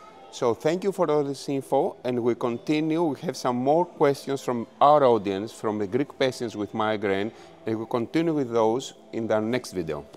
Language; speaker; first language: English; non-native, fluent; Greek